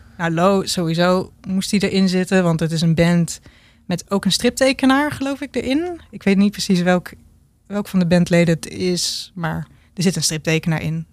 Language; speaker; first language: Dutch; native; Dutch